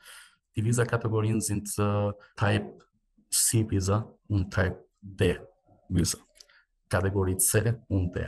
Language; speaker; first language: German; non-native, fluent; Albanian